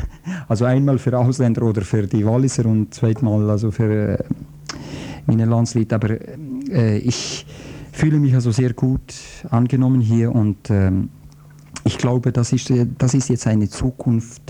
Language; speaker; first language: German; non-native, fluent; Croatian